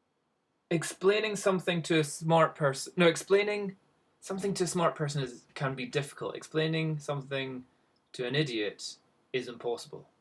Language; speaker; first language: English; native; English